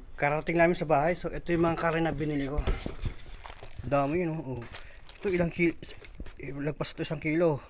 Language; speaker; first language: Filipino; native; Filipino